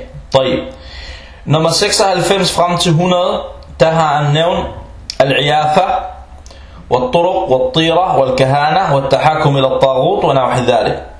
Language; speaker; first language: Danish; early bilingual, other home language; Arabic